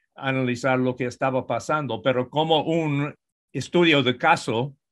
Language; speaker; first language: Spanish; non-native, fluent; English